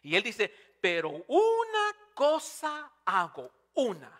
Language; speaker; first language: Spanish; non-native, fluent; English